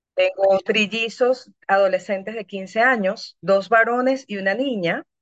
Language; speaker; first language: Spanish; native; Spanish